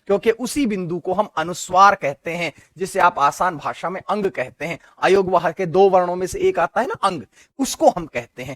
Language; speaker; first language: Hindi; native; Hindi